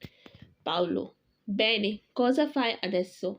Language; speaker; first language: Italian; non-native, fluent; Urdu